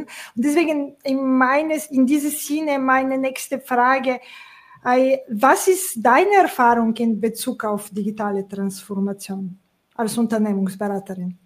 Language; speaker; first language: German; non-native, fluent; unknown